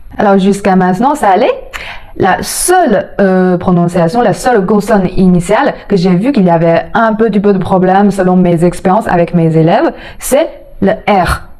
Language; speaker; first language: French; non-native, fluent; Chinese